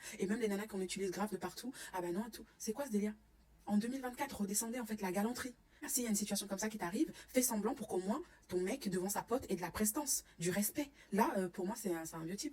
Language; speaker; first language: French; native; French